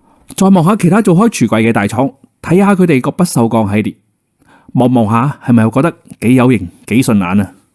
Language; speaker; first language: Cantonese; native; Cantonese